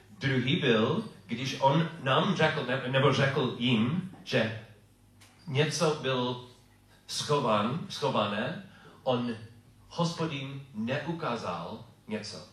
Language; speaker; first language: Czech; non-native, fluent; English